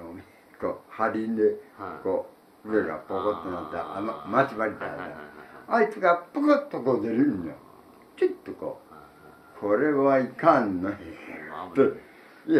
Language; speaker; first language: Japanese; native; Japanese